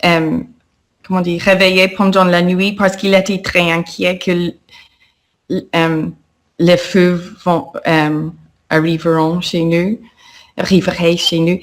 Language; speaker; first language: French; non-native, fluent; English